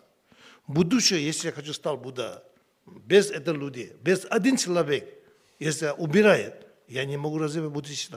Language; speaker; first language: Russian; non-native, learner; Tibetan